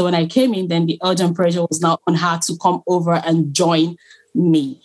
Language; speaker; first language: English; non-native, local second language; Igbo